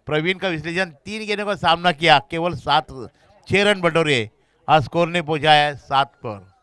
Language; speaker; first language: Hindi; non-native, local second language; Marathi